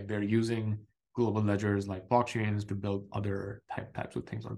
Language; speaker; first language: English; non-native, local second language; Urdu